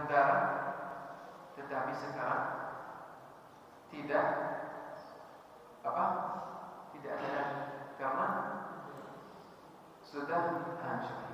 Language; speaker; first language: Indonesian; non-native, fluent; Arabic